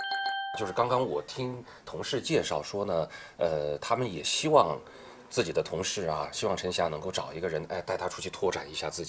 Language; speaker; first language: Chinese; native; Chinese